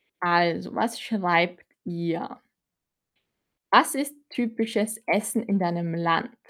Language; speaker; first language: German; non-native, fluent; Filipino